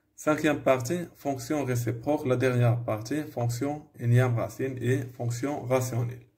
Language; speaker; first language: French; non-native, local second language; Arabic